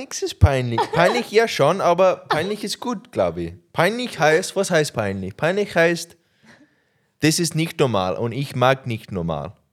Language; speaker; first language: German; non-native, learner; English